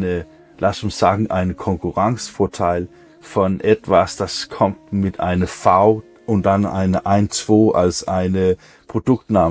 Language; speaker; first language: German; non-native, learner; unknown